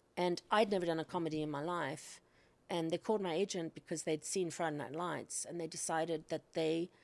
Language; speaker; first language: English; native; English